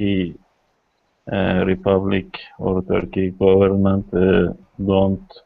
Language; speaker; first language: English; non-native, learner; Kurdish